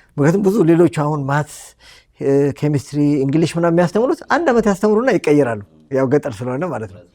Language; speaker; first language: Amharic; native; Amharic